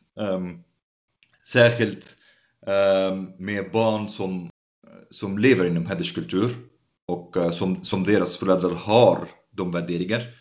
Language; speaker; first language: Swedish; non-native, fluent; Arabic